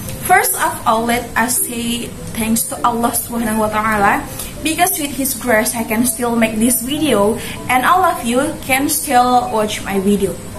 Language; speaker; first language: English; non-native, learner; Indonesian